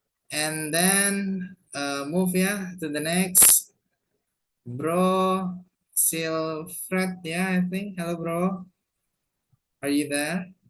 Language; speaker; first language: English; non-native, fluent; Indonesian